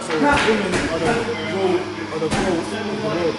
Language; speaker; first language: English; native; English